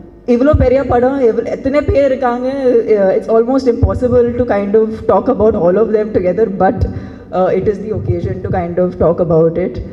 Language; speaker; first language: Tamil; non-native, learner; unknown